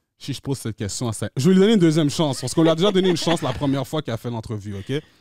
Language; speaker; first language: French; native; French